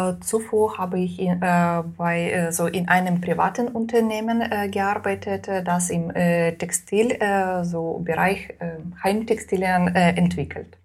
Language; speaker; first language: German; non-native, learner; Ukrainian